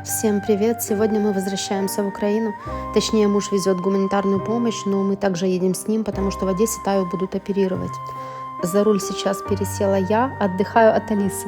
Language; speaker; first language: Russian; native; Russian